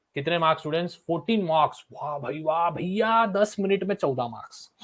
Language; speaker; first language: Hindi; non-native, local second language; Marathi